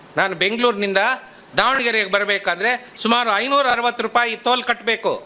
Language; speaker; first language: Kannada; non-native, local second language; Telugu